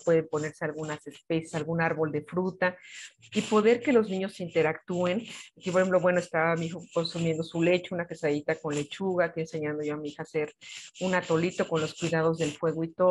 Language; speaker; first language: Spanish; native; Spanish